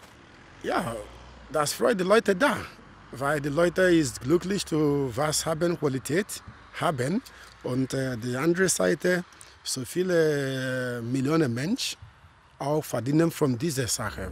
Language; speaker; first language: German; non-native, learner; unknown